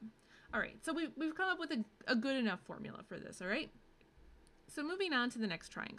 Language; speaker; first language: English; native; English